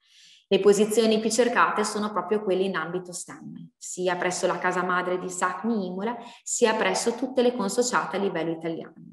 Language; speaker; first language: Italian; native; Italian